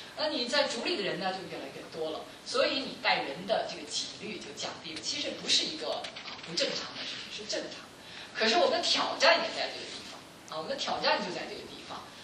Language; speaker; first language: Chinese; non-native, local second language; Cantonese